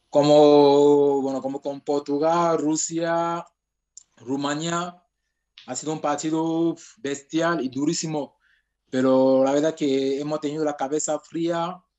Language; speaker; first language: Spanish; non-native, fluent; French